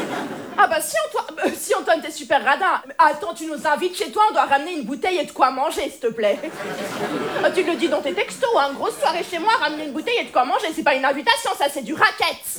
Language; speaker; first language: French; native; French